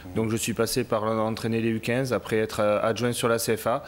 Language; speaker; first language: French; native; French